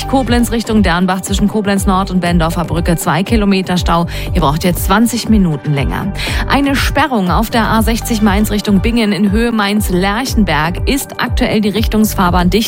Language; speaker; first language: German; native; German